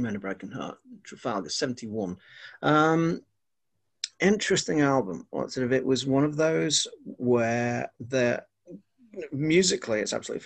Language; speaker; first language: English; non-native, local second language; Welsh